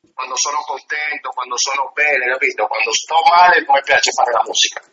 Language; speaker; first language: Italian; early bilingual, other home language; Spanish